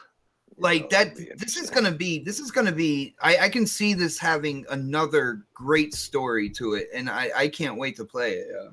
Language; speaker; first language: English; native; English